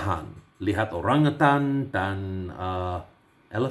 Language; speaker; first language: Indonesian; non-native, learner; English